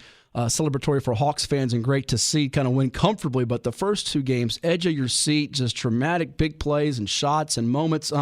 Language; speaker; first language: English; native; English